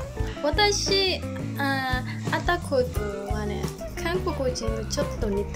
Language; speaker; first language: Japanese; non-native, learner; Burmese